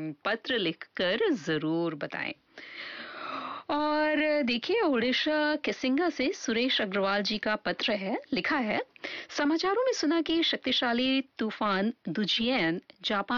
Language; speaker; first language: Hindi; native; Hindi